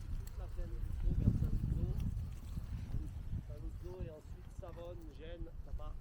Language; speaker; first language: French; native; French